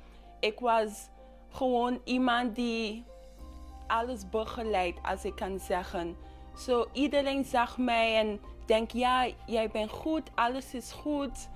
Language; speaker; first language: Dutch; non-native, local second language; English